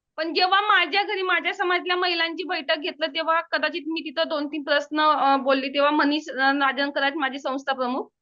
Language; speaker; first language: Marathi; native; Marathi